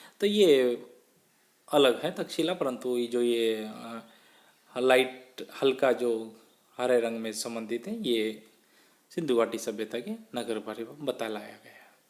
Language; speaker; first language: Hindi; native; Hindi